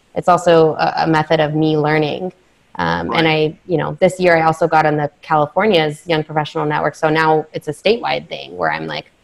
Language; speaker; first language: English; native; English